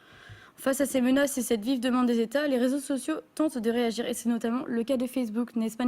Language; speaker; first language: French; native; French